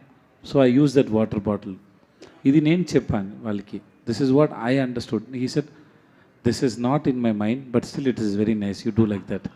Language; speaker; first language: Telugu; non-native, learner; Tamil